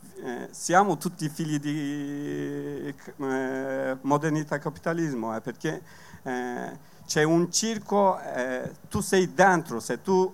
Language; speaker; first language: Italian; non-native, learner; Kurdish